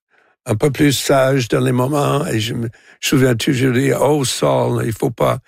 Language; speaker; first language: French; non-native, local second language; English